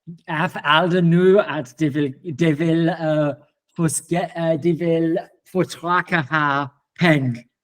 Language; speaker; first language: Danish; non-native, learner; English